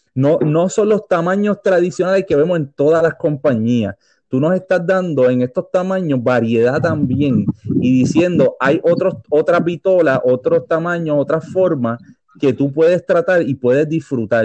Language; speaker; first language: Spanish; native; Spanish